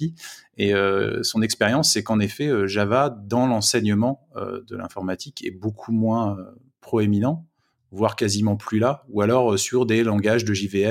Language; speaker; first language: French; native; French